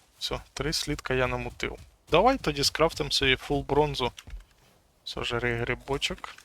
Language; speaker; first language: Ukrainian; non-native, local second language; Russian